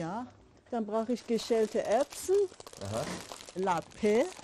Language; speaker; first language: German; non-native, learner; Persian